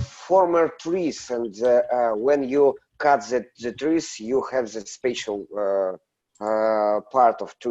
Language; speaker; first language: English; non-native, learner; Russian